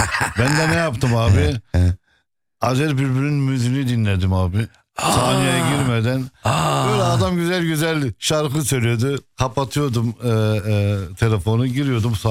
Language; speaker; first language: Turkish; non-native, fluent; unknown